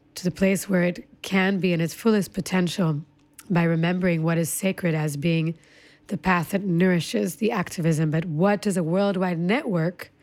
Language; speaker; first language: English; early bilingual, other home language; Hebrew